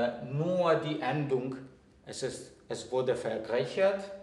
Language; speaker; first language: German; non-native, fluent; Greek